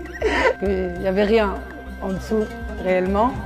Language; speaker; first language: French; non-native, local second language; Arabic